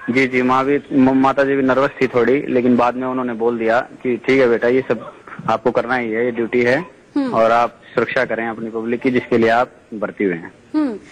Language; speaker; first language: Hindi; native; Hindi